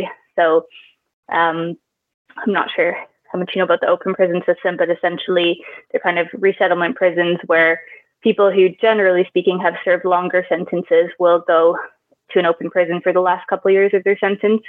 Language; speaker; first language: English; native; English